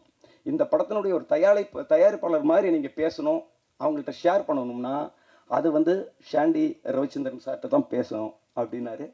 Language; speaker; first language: Tamil; native; Tamil